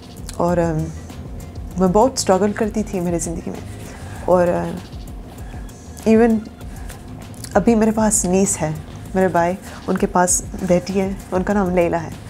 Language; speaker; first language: Hindi; early bilingual, heritage; Urdu